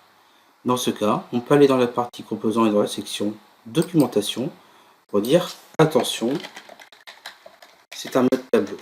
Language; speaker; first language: French; native; French